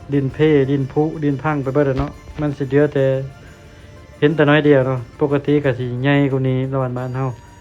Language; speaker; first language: Lao; native; Lao